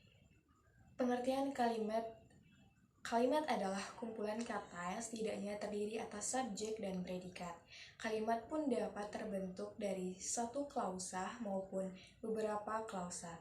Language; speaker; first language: Indonesian; native; Indonesian